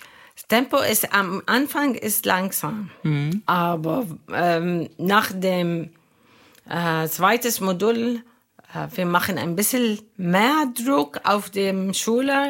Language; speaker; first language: German; non-native, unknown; Arabic